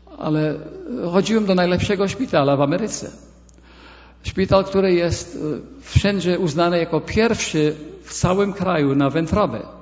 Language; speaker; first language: Polish; early bilingual, heritage; Polish